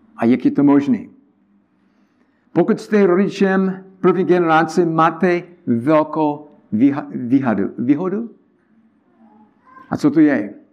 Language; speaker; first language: Czech; non-native, learner; English